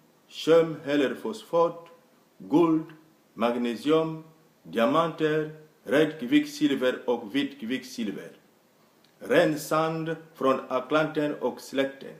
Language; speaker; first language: Swedish; non-native, fluent; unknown